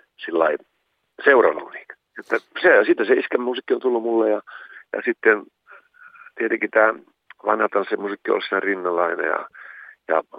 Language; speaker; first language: Finnish; native; Finnish